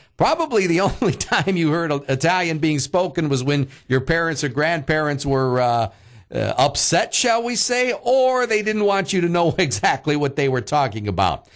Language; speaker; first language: English; early bilingual, other home language; Italian